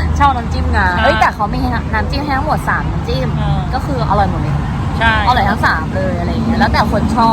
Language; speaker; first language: Thai; native; Thai